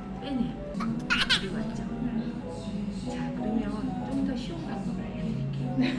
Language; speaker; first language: Korean; native; Korean